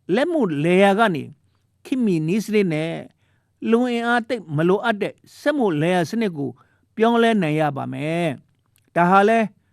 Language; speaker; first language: Burmese; non-native, local second language; Shan